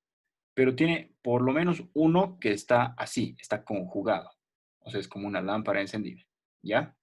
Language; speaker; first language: Spanish; native; Spanish